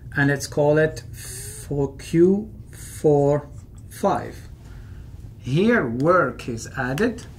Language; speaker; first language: English; non-native, fluent; Arabic